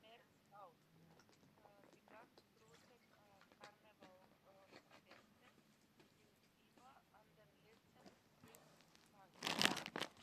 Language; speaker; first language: German; non-native, learner; Macedonian